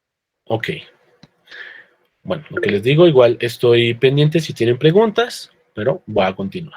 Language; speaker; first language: Spanish; native; Spanish